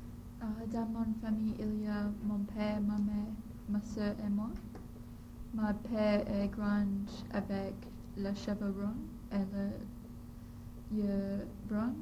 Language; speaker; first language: French; non-native, learner; English